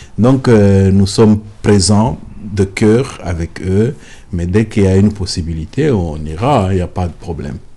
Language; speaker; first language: French; non-native, local second language; Lingala